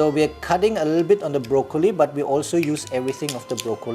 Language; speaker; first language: English; non-native, fluent; Indonesian